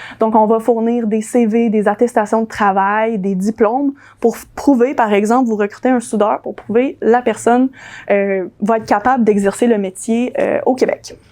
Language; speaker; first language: French; early bilingual, other home language; English